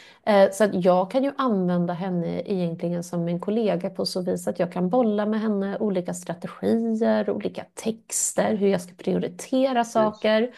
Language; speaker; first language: Swedish; native; Swedish